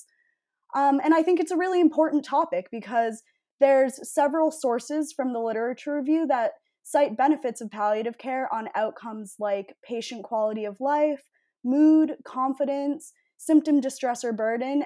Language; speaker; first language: English; native; English